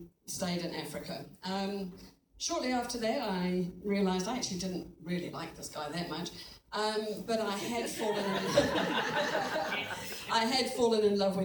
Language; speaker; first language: English; native; English